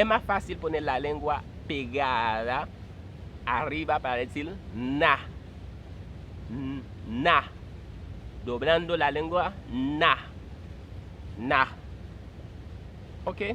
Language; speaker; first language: Spanish; non-native, fluent; Haitian Creole